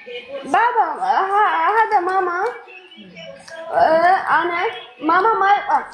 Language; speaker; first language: Arabic; non-native, learner; Amharic